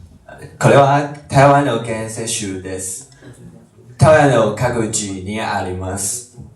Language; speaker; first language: Japanese; non-native, learner; Chinese